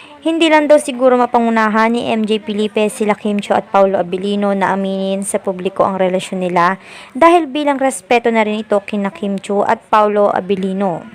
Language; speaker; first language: Filipino; native; Filipino